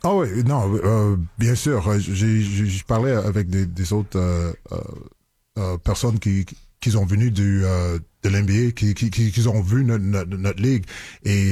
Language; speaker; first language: French; non-native, local second language; English